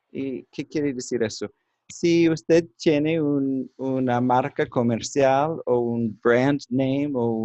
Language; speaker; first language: Spanish; non-native, learner; English